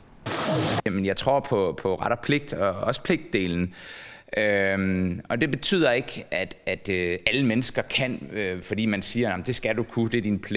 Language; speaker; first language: Danish; native; Danish